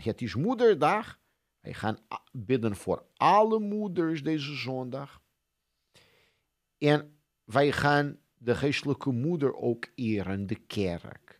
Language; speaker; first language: Dutch; non-native, fluent; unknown